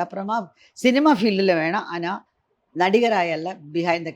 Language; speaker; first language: Tamil; non-native, learner; Malayalam